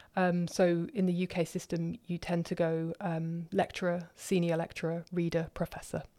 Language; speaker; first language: English; native; English